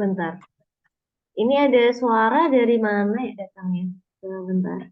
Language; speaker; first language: Indonesian; native; Indonesian